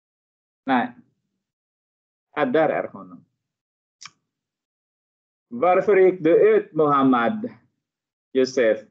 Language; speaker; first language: Swedish; non-native, fluent; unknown